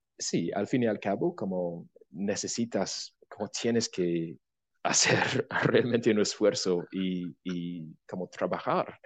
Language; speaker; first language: Spanish; non-native, fluent; English